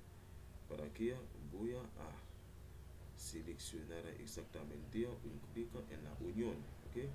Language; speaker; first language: Spanish; non-native, learner; Haitian Creole